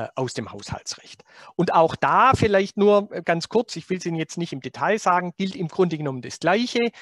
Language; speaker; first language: German; native; German